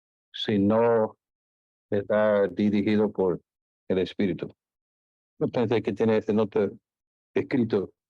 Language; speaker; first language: Spanish; non-native, fluent; English